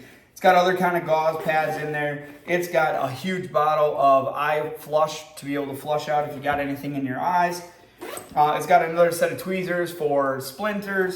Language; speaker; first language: English; native; English